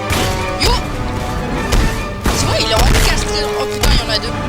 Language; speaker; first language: French; native; French